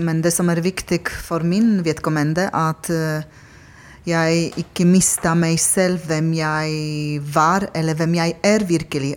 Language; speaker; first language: Norwegian; non-native, fluent; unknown